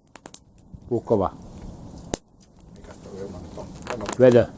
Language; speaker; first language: English; non-native, learner; Finnish